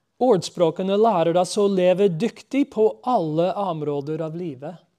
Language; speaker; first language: Norwegian; non-native, fluent; English